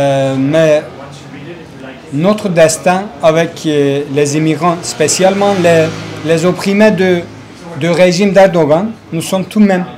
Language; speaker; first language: French; non-native, learner; Kurdish